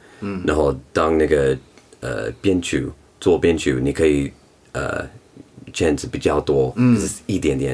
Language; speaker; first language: Chinese; non-native, learner; English